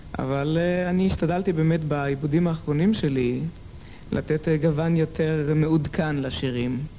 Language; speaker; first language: Hebrew; native; Hebrew